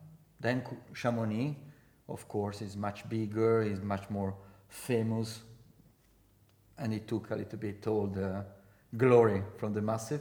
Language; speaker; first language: English; non-native, fluent; Italian